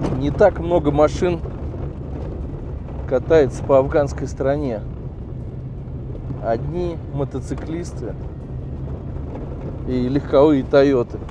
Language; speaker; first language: Russian; native; Russian